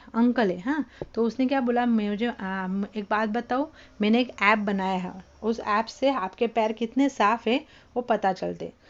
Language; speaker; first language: Hindi; non-native, local second language; Marathi